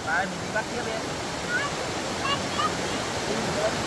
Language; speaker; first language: Vietnamese; native; Vietnamese